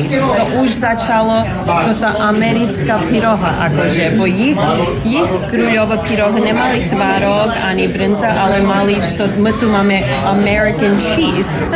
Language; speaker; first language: Slovak; early bilingual, heritage; English